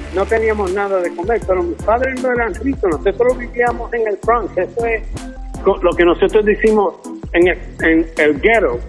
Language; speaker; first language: Spanish; early bilingual, heritage; Spanish